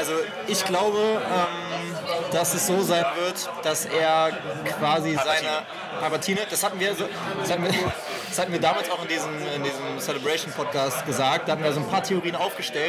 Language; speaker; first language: German; native; German